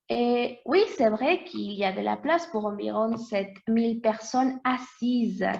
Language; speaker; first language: French; non-native, learner; Portuguese